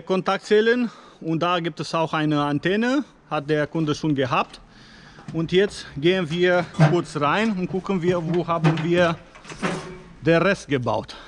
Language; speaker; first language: German; non-native, fluent; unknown